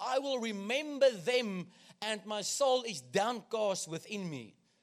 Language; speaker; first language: English; non-native, local second language; Afrikaans